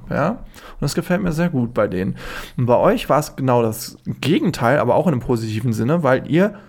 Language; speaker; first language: German; native; German